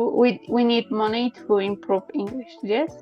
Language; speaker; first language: English; non-native, learner; Spanish